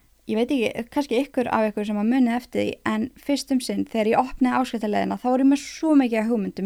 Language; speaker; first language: Icelandic; native; Icelandic